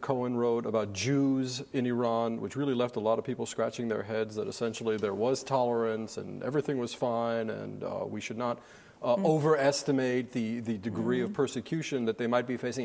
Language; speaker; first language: English; native; English